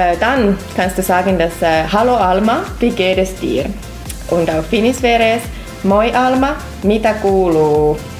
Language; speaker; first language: German; non-native, fluent; Finnish